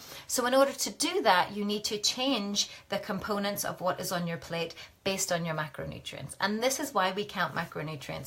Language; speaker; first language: English; native; English